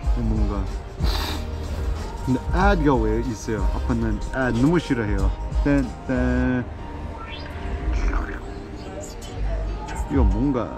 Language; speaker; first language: Korean; early bilingual, heritage; English